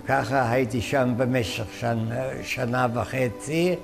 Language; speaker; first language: Hebrew; non-native, fluent; German